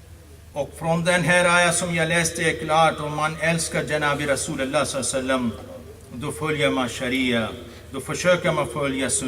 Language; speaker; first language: Swedish; non-native, fluent; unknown